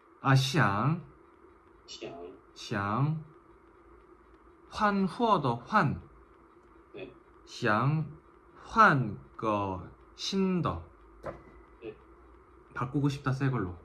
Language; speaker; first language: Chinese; non-native, learner; Korean